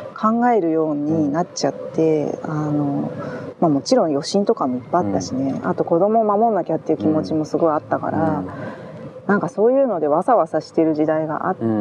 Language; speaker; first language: Japanese; native; Japanese